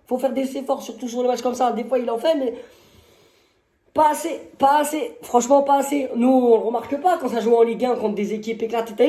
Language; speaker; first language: French; native; French